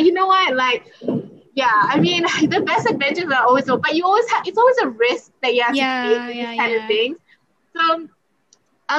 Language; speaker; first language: English; non-native, local second language; Malay